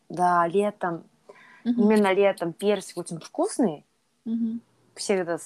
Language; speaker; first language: Russian; non-native, learner; Korean